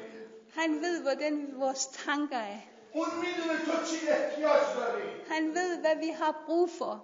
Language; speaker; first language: Danish; non-native, learner; Persian